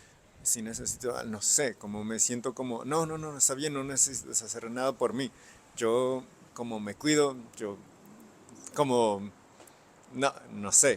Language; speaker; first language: Spanish; non-native, fluent; English